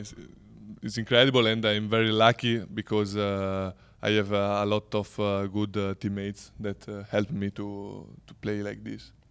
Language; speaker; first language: English; non-native, learner; Italian